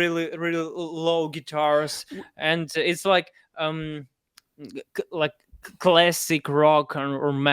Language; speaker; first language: English; non-native, fluent; Russian